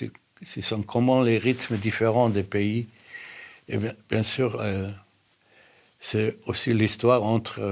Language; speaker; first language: French; non-native, fluent; German